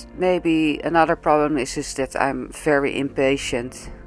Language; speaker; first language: English; non-native, fluent; Dutch